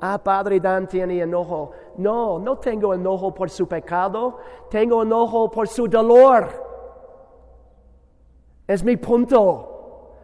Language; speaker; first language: Spanish; non-native, learner; English